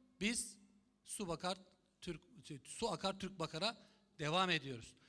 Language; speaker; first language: Turkish; native; Turkish